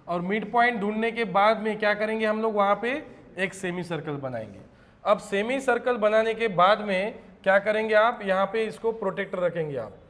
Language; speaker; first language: Hindi; non-native, local second language; Marathi